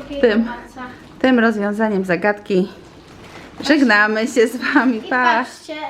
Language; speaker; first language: Polish; native; Polish